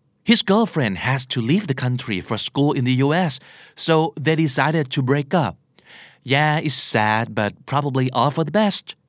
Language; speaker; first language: English; non-native, fluent; Thai